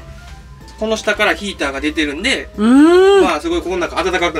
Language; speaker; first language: Japanese; native; Japanese